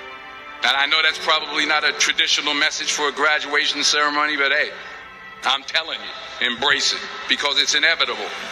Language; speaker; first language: English; native; English